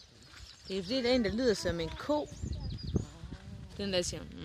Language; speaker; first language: Danish; native; Danish